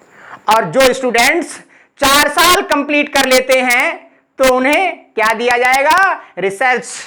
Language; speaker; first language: Hindi; native; Hindi